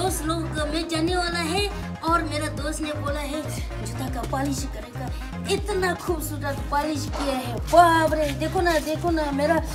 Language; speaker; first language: Hindi; non-native, local second language; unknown